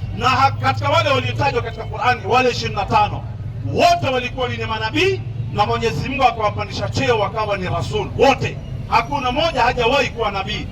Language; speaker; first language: Swahili; non-native, local second language; Somali